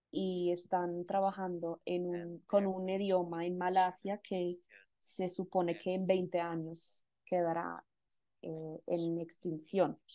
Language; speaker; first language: Spanish; non-native, fluent; Indonesian